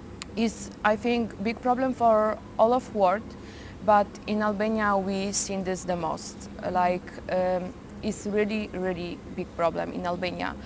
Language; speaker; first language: English; non-native, fluent; Polish